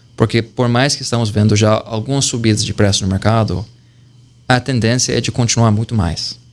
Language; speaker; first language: Portuguese; non-native, fluent; English